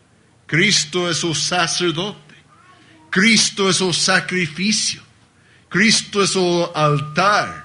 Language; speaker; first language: Spanish; non-native, learner; Portuguese